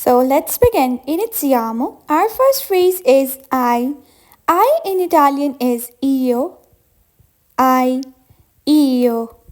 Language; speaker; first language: English; non-native, fluent; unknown